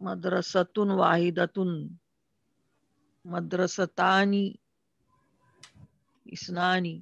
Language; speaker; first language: Arabic; non-native, learner; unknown